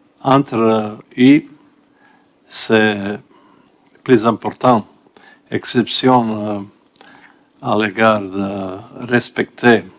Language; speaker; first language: French; non-native, learner; Bosnian